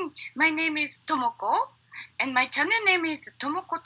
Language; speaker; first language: English; non-native, learner; Japanese